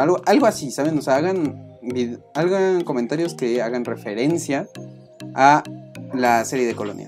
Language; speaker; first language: Spanish; native; Spanish